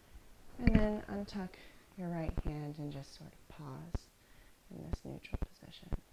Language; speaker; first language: English; native; English